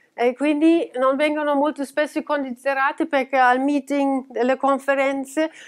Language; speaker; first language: Italian; non-native, fluent; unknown